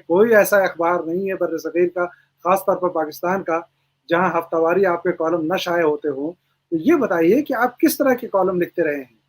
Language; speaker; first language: Hindi; native; Hindi